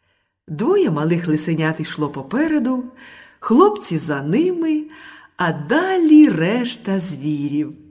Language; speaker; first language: Ukrainian; native; Ukrainian